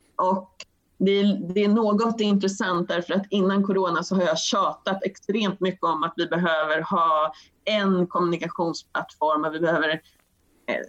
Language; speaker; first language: Swedish; native; Swedish